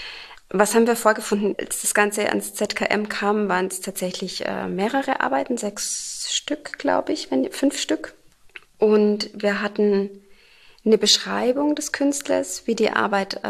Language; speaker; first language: German; native; German